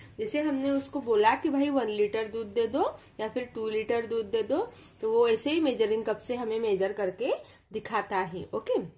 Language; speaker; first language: Hindi; non-native, local second language; Marathi